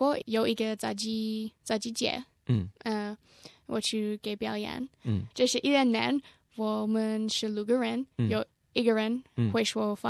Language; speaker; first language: Chinese; non-native, learner; English